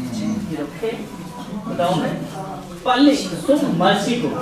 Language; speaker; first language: Korean; non-native, learner; Hindi